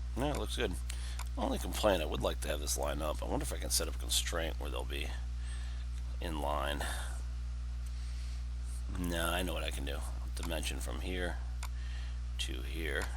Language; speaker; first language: English; native; English